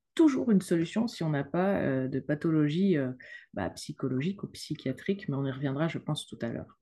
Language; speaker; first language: French; native; French